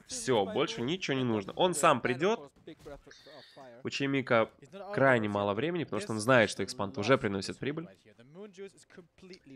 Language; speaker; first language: Russian; native; Russian